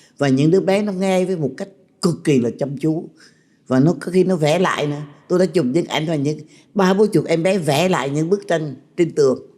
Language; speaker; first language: Vietnamese; native; Vietnamese